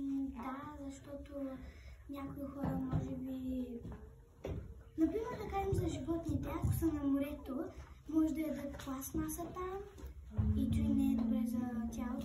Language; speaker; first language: Bulgarian; early bilingual, heritage; Bulgarian